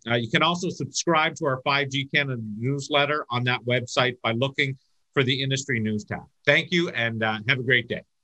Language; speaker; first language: English; native; English